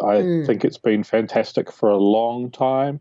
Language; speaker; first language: English; native; English